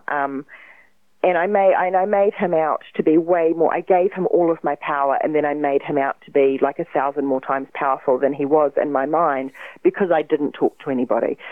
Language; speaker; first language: English; native; English